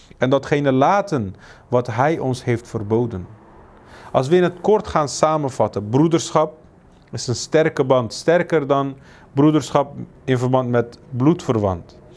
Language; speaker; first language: Dutch; early bilingual, other home language; Turkish